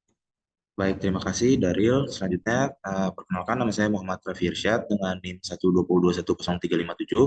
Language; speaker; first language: Indonesian; native; Indonesian